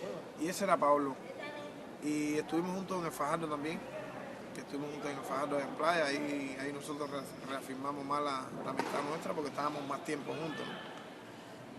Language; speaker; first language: Spanish; native; Spanish